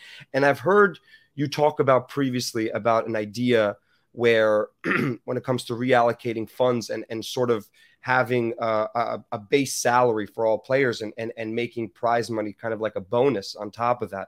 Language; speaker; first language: English; native; English